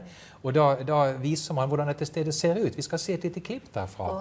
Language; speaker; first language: Norwegian; native; Norwegian